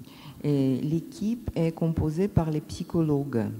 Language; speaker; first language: French; non-native, learner; Russian